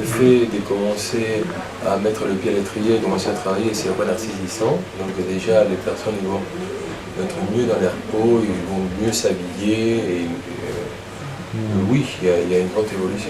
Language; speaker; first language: French; native; French